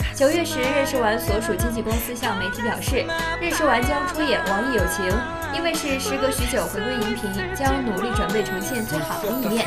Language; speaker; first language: Chinese; native; Chinese